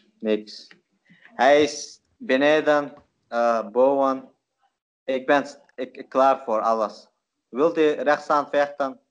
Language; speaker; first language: Dutch; non-native, learner; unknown